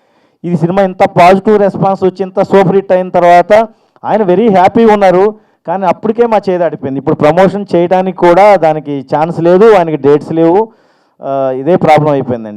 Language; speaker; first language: Telugu; native; Telugu